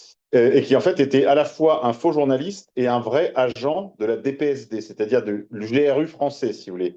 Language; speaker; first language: French; native; French